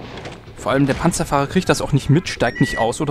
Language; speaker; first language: German; native; German